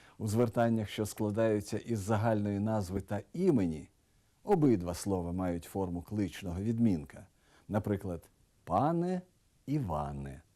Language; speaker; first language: Ukrainian; native; Ukrainian